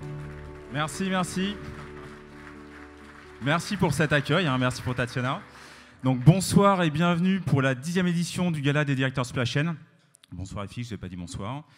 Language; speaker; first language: French; native; French